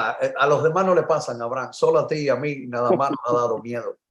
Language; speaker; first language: Spanish; native; Spanish